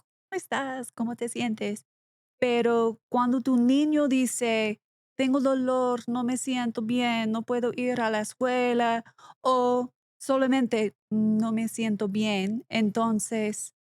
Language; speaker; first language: Spanish; non-native, learner; English